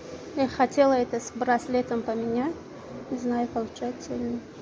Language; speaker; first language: Russian; non-native, learner; Tajik